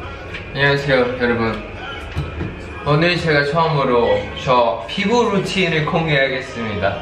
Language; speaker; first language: Korean; non-native, fluent; Thai